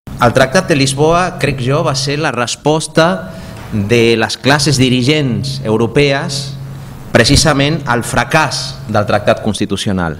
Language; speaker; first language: Catalan; non-native, fluent; Spanish